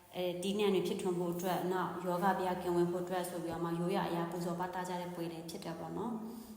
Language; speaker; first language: Burmese; non-native, local second language; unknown